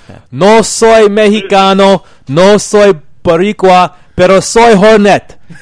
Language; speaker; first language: Spanish; non-native, learner; English